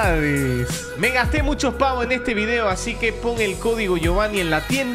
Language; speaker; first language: Spanish; native; Spanish